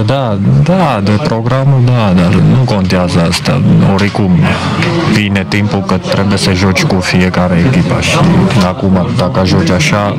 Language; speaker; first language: Romanian; non-native, fluent; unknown